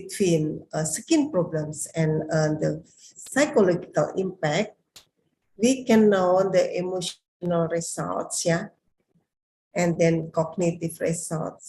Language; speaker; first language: English; non-native, learner; Indonesian